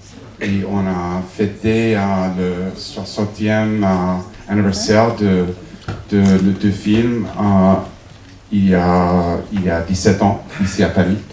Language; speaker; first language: French; non-native, fluent; English